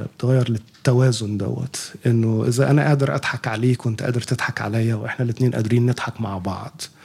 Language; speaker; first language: Arabic; native; Arabic